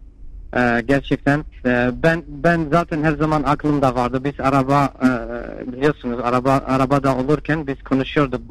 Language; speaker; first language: Turkish; non-native, fluent; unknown